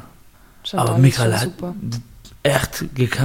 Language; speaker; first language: German; non-native, learner; Baluchi